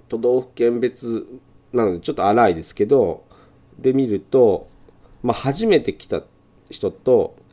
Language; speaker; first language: Japanese; native; Japanese